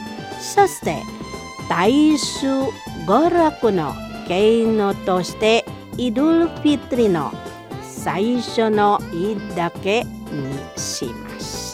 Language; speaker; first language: Japanese; non-native, fluent; Indonesian